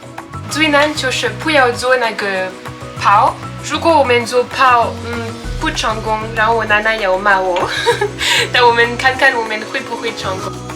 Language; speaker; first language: Chinese; non-native, fluent; French